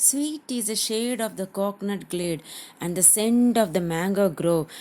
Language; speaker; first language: English; non-native, local second language; Malayalam